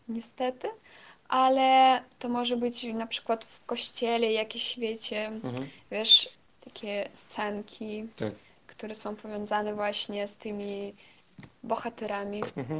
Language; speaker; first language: Polish; non-native, fluent; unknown